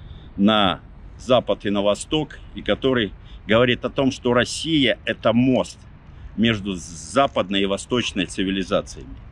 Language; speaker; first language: Russian; native; Russian